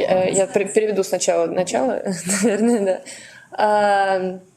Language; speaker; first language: Russian; native; Russian